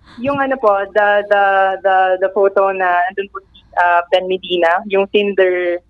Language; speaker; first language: Filipino; native; Filipino